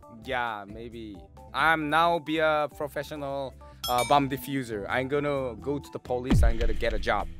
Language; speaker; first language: English; non-native, learner; Korean